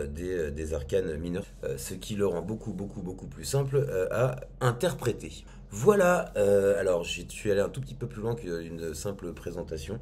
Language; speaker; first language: French; native; French